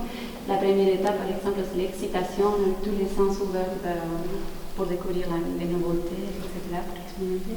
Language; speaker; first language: French; non-native, fluent; Spanish